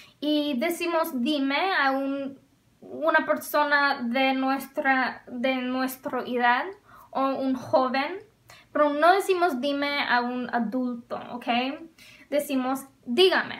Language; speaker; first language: Spanish; non-native, fluent; English